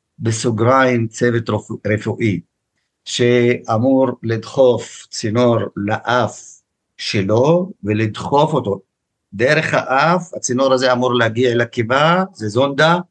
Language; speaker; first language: Hebrew; non-native, local second language; Arabic